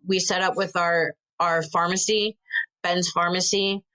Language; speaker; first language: English; native; English